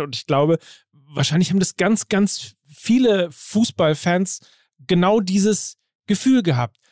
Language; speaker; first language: German; native; German